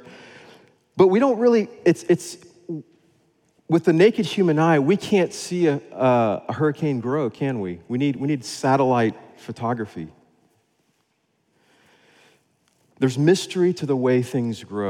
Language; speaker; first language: English; native; English